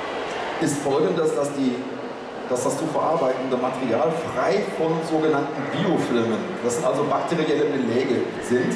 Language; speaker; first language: German; native; German